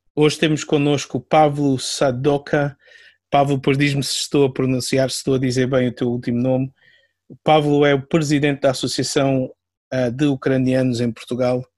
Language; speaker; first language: Portuguese; native; Portuguese